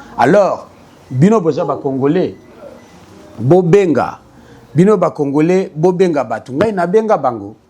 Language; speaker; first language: Lingala; non-native, local second language; Swahili